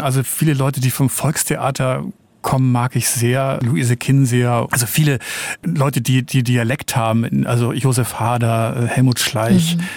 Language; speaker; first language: German; native; German